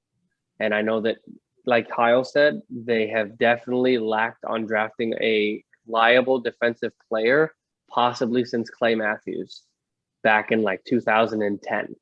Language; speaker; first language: English; native; English